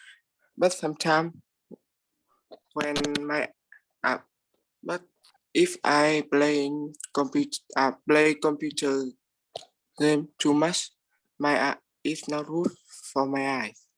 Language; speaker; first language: English; non-native, learner; Vietnamese